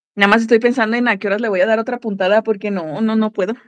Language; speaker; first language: Spanish; native; Spanish